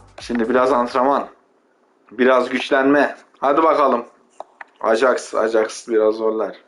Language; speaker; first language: Turkish; native; Turkish